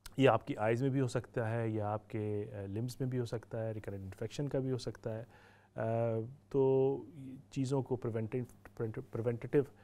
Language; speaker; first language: Urdu; native; Urdu